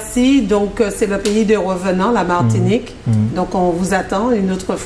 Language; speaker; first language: French; native; French